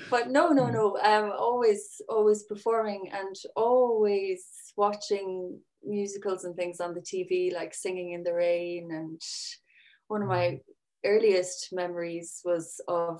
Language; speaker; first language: English; native; English